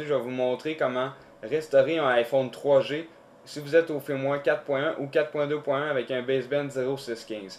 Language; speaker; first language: French; native; French